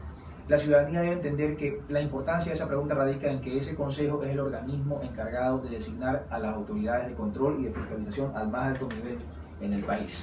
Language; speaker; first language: Spanish; native; Spanish